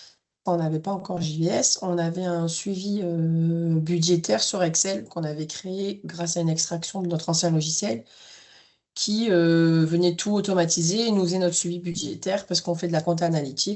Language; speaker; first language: French; native; French